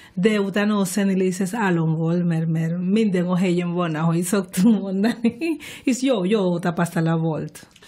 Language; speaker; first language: Hungarian; non-native, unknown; Spanish